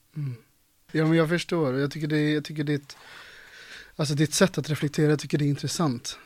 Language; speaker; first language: Swedish; native; Swedish